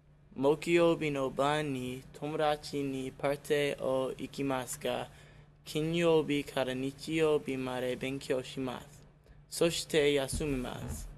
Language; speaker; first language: Japanese; non-native, learner; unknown